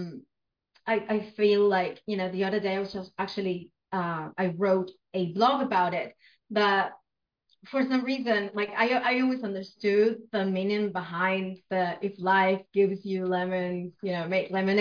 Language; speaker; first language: English; non-native, fluent; Spanish